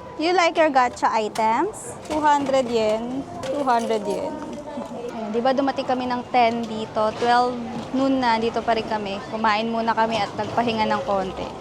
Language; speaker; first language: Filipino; native; Filipino